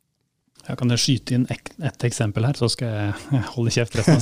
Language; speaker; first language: Norwegian; native; Norwegian